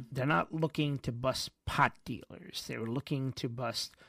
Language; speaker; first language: English; early bilingual, other home language; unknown